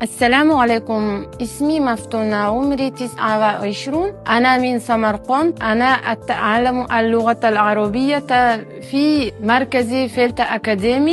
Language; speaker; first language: Arabic; non-native, learner; Uzbek